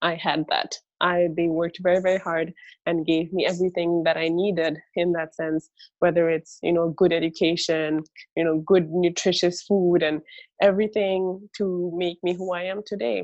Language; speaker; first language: English; early bilingual, other home language; Bangla